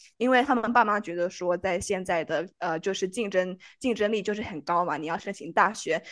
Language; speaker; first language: Chinese; early bilingual, heritage; Chinese